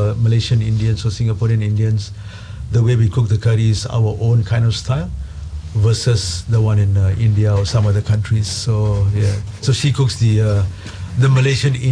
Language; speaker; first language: English; non-native, local second language; Tamil